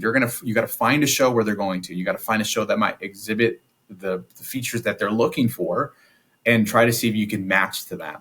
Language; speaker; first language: English; native; English